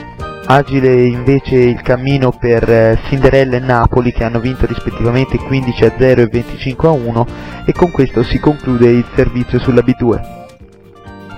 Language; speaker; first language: Italian; native; Italian